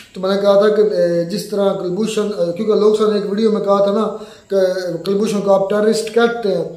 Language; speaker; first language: Urdu; native; Urdu